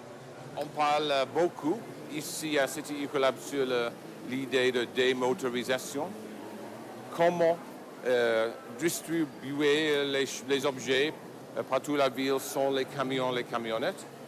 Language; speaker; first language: French; non-native, fluent; English